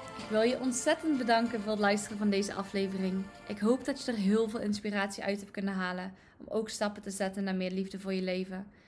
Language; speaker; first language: Dutch; native; Dutch